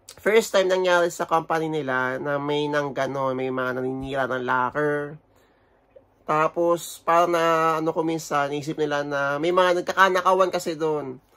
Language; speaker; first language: Filipino; native; Filipino